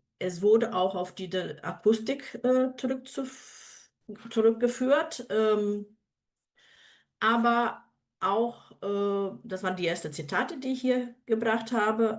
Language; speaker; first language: German; non-native, fluent; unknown